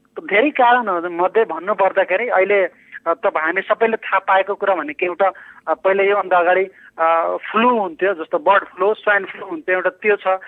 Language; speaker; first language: Nepali; non-native, local second language; Bhojpuri